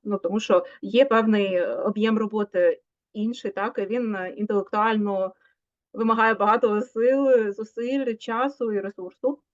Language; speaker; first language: Ukrainian; native; Ukrainian